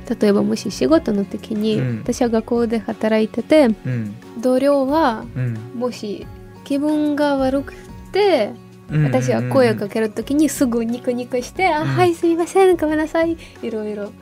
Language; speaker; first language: Japanese; non-native, fluent; Ukrainian